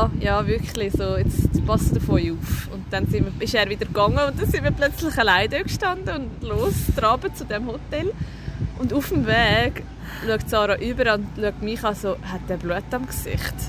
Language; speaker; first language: German; native; German